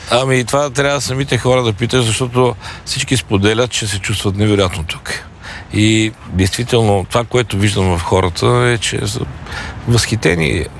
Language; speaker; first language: Bulgarian; native; Bulgarian